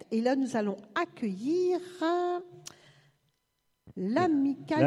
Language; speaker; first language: French; native; French